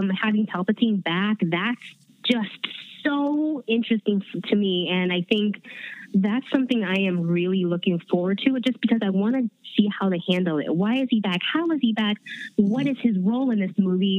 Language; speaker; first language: English; early bilingual, other home language; Chinese